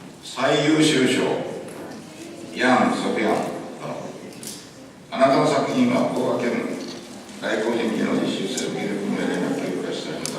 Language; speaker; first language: Japanese; native; Japanese